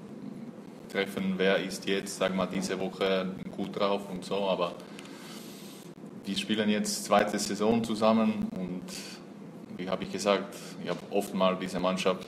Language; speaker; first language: German; non-native, fluent; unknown